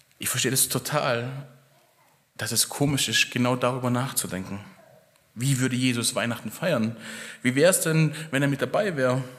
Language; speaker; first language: German; early bilingual, other home language; Italian